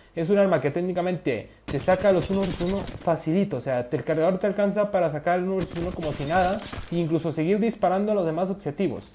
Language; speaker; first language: Spanish; native; Spanish